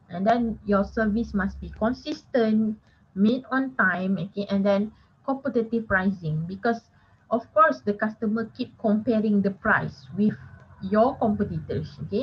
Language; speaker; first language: English; non-native, local second language; Malay